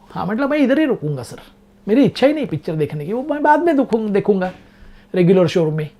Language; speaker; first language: Hindi; non-native, local second language; Marathi